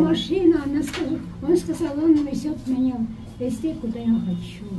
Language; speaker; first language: Russian; non-native, fluent; Estonian